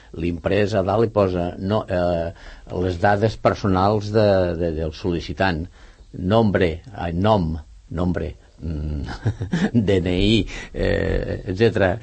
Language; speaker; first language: Catalan; native; Catalan